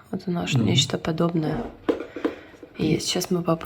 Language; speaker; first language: Russian; non-native, fluent; Ukrainian